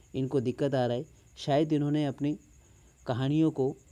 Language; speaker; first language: Hindi; non-native, local second language; Bangla